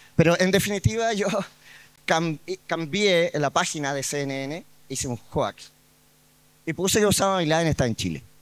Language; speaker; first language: Spanish; native; Spanish